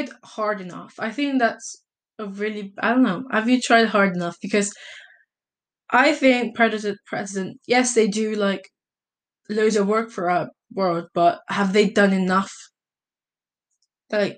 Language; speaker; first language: English; early bilingual, other home language; Italian